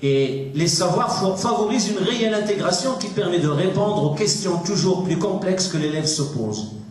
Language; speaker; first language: French; non-native, local second language; Arabic